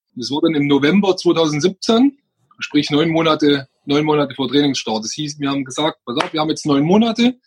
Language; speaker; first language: German; native; German